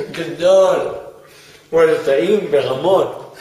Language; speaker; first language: Hebrew; native; Hebrew